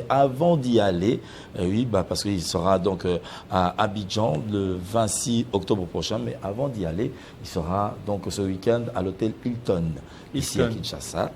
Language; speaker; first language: French; non-native, local second language; Lingala